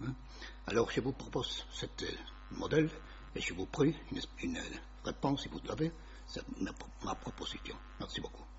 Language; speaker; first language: French; non-native, learner; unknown